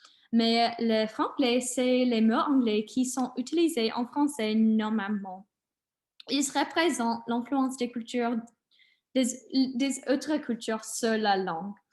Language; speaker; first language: French; non-native, learner; English